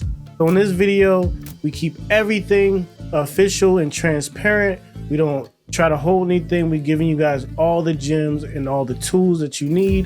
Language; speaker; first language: English; native; English